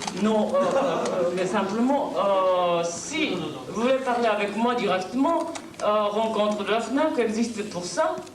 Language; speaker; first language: French; non-native, fluent; Japanese